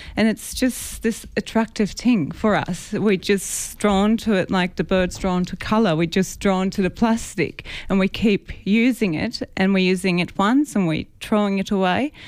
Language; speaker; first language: English; non-native, fluent; Greek